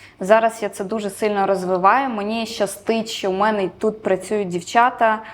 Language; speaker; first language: Ukrainian; non-native, local second language; Romanian